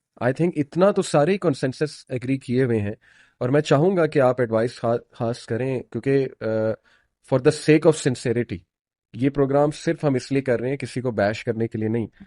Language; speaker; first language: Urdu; native; Urdu